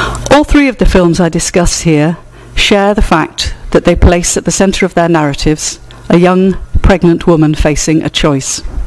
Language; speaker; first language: English; native; English